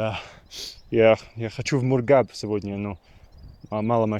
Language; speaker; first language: Russian; non-native, fluent; English